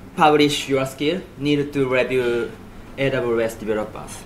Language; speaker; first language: English; non-native, learner; Japanese